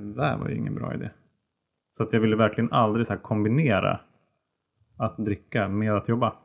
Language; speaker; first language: Swedish; native; Swedish